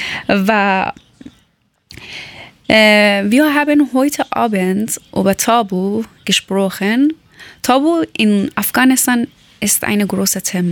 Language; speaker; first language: German; non-native, learner; Persian